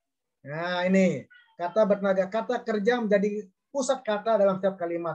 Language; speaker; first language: Indonesian; native; Indonesian